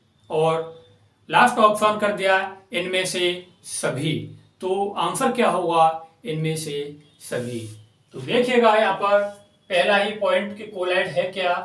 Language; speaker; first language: Hindi; native; Hindi